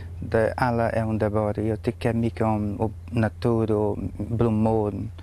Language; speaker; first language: Swedish; non-native, learner; Portuguese